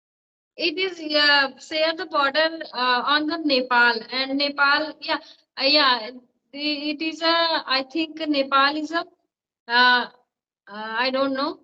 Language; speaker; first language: English; non-native, learner; Hindi